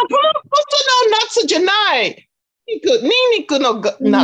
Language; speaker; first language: Japanese; non-native, learner; Chinese